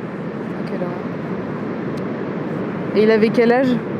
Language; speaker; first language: French; native; French